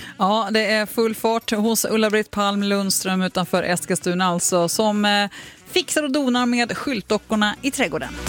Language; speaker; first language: Swedish; native; Swedish